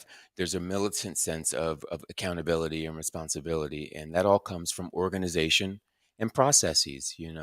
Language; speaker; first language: English; native; English